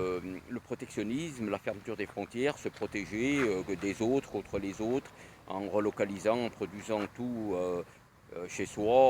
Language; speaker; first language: French; native; French